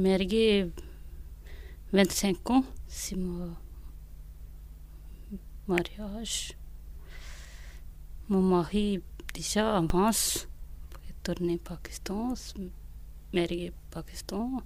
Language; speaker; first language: French; non-native, learner; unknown